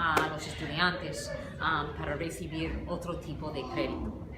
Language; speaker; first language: Spanish; non-native, fluent; English